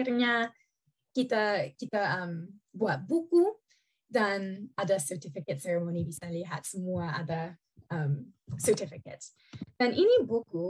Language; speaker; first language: Indonesian; non-native, learner; English